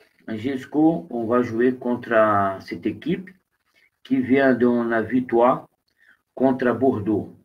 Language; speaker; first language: French; non-native, learner; Portuguese